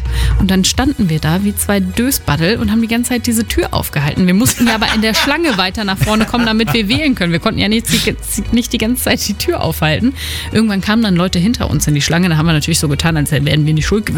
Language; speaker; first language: German; native; German